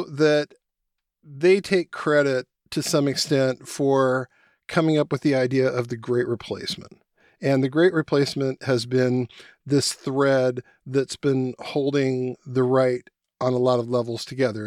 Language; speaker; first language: English; native; English